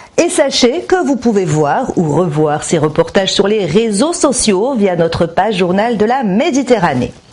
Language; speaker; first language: French; native; French